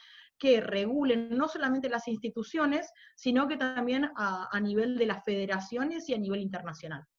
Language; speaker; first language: Spanish; native; Spanish